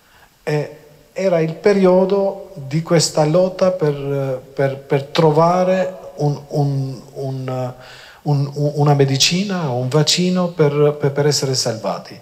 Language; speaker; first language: Italian; non-native, fluent; Albanian